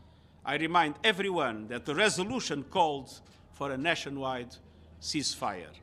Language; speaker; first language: English; non-native, fluent; Portuguese